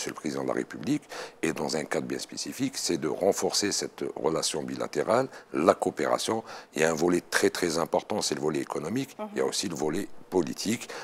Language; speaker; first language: French; non-native, local second language; Arabic